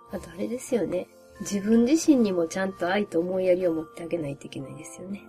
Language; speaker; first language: Japanese; native; Japanese